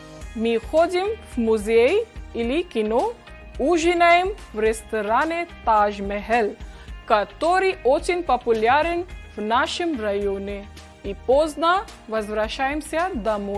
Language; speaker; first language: Russian; non-native, fluent; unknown